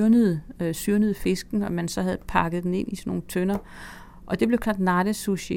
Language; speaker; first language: Danish; native; Danish